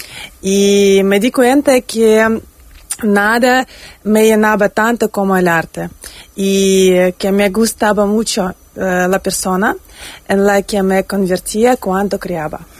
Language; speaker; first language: Spanish; non-native, learner; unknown